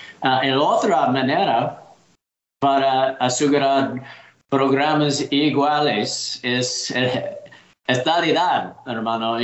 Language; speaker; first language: Spanish; non-native, learner; English